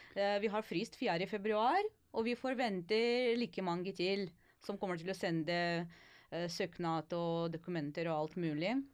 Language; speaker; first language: Norwegian; non-native, fluent; Ukrainian